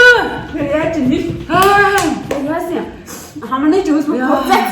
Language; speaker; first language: Mongolian; native; Mongolian